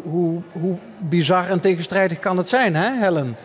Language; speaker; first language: Dutch; native; Dutch